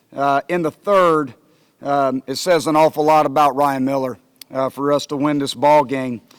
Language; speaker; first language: English; native; English